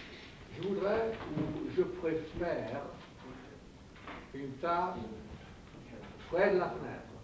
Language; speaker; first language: French; non-native, fluent; English